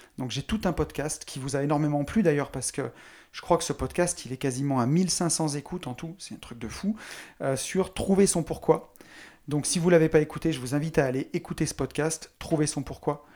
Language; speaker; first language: French; native; French